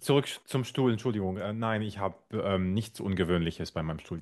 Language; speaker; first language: German; non-native, fluent; Arabic